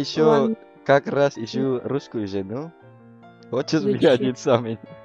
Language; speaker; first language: Russian; non-native, learner; Indonesian